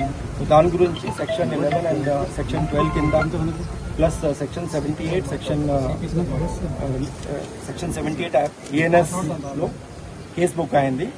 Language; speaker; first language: Telugu; non-native, learner; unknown